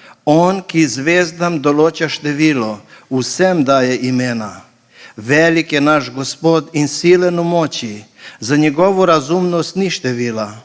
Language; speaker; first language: Slovenian; native; Slovenian